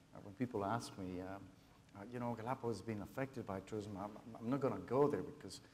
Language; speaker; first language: English; non-native, fluent; Spanish